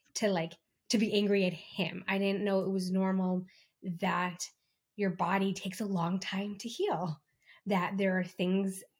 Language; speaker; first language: English; native; English